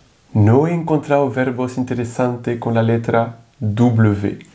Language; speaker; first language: Spanish; non-native, fluent; French